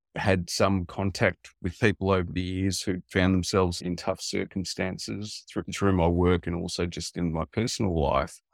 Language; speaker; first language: English; native; English